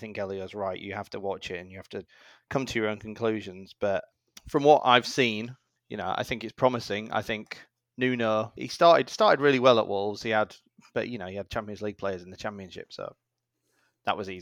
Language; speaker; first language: English; native; English